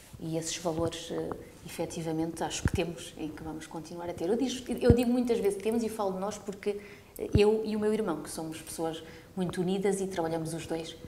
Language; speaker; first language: Portuguese; early bilingual, heritage; Portuguese